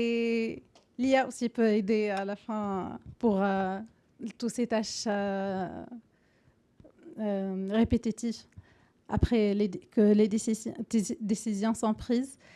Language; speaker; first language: French; non-native, fluent; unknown